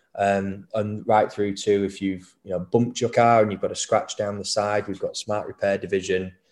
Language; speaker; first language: English; native; English